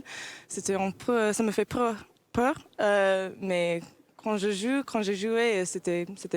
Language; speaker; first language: French; early bilingual, heritage; English